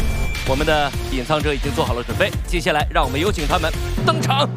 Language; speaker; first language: Chinese; native; Chinese